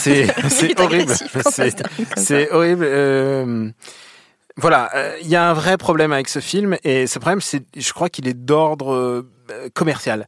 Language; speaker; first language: French; native; French